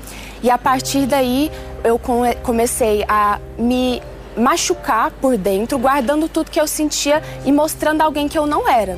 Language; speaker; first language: Portuguese; early bilingual, other home language; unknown